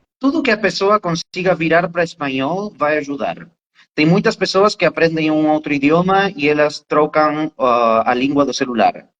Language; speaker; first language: Portuguese; non-native, fluent; Spanish